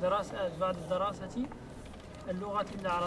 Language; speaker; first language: Arabic; non-native, learner; French